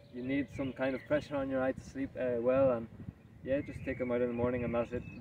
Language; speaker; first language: English; early bilingual, other home language; Spanish